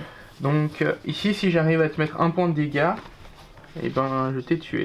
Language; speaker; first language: French; native; French